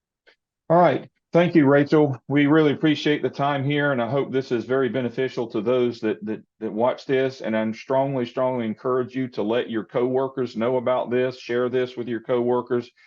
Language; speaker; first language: English; native; English